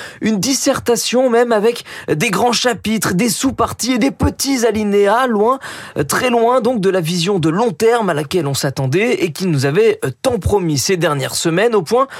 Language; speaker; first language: French; native; French